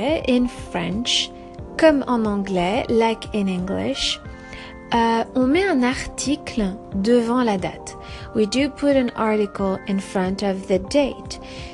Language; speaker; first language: English; non-native, fluent; French